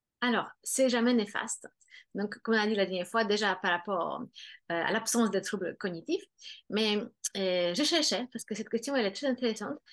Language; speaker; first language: French; non-native, fluent; Polish